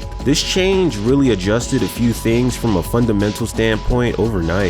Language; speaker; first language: English; native; English